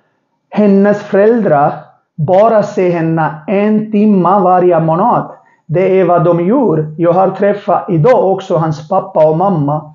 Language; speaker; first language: Swedish; non-native, learner; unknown